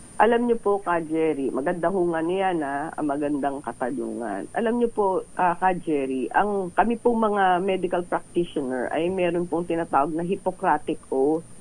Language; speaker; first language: Filipino; native; Filipino